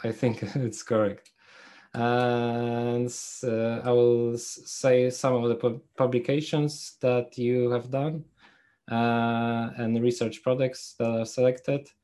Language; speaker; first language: English; non-native, fluent; Polish